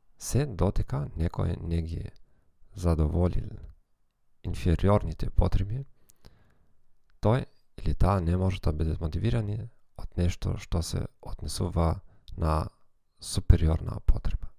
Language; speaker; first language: Macedonian; non-native, fluent; German